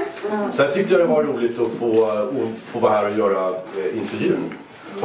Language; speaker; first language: Swedish; native; Swedish